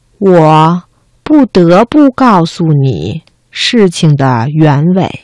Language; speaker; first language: Chinese; non-native, fluent; Vietnamese